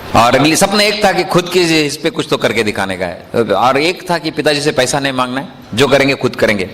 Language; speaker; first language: Hindi; non-native, local second language; Marathi